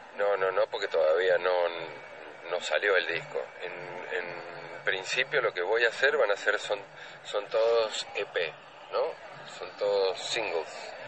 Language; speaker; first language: Spanish; native; Spanish